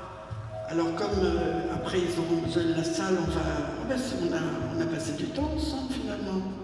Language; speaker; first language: French; native; French